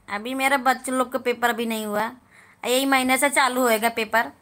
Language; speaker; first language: Hindi; native; Hindi